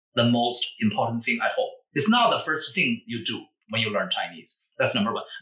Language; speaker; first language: English; non-native, fluent; Chinese